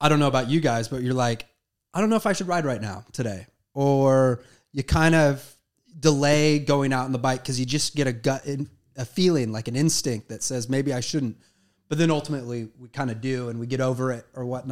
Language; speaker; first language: English; native; English